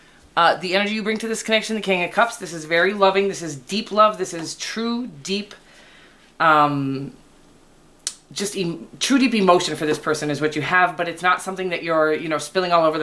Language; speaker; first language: English; native; English